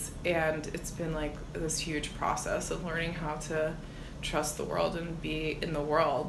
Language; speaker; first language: English; native; English